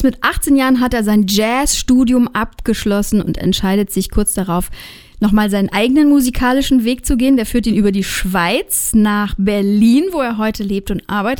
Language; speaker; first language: German; native; German